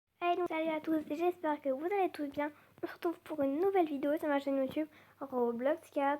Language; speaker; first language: French; native; French